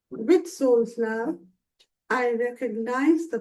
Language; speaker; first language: English; non-native, local second language; Hindi